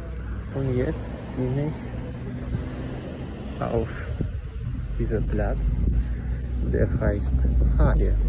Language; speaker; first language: German; non-native, learner; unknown